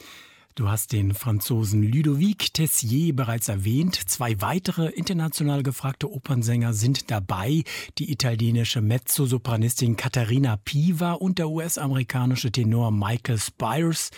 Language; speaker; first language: German; native; German